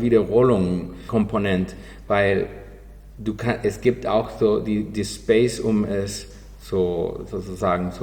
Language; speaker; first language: German; non-native, learner; Spanish